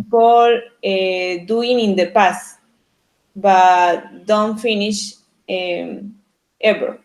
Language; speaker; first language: English; non-native, learner; Spanish